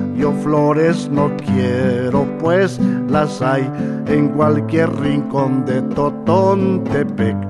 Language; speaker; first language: Spanish; native; Spanish